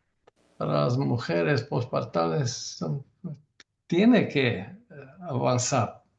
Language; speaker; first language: Spanish; non-native, learner; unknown